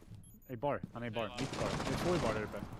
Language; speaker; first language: Swedish; native; Swedish